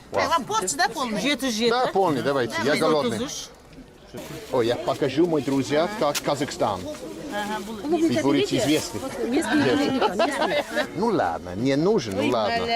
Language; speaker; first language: Russian; non-native, learner; English